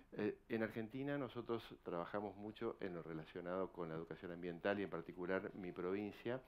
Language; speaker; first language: Spanish; native; Spanish